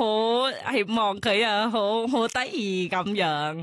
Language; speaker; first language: Cantonese; non-native, fluent; Thai